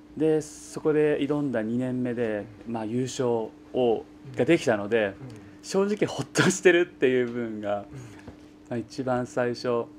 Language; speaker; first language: Japanese; native; Japanese